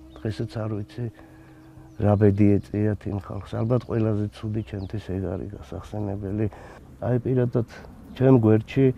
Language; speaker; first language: Georgian; native; Georgian